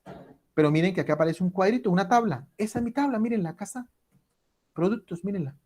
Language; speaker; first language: Spanish; native; Spanish